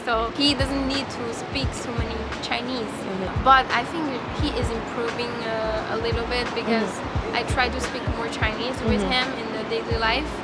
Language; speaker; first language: English; non-native, fluent; Chinese